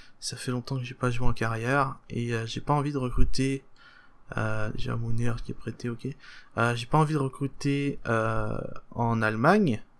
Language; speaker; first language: French; native; French